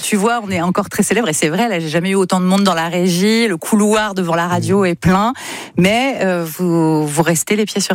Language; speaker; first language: French; native; French